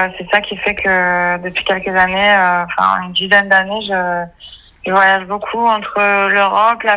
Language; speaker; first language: French; native; French